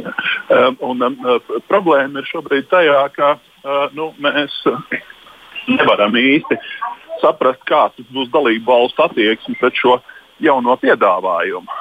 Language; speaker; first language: Latvian; non-native, local second language; Russian